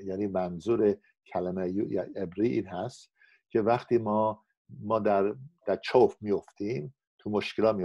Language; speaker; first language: Persian; non-native, fluent; English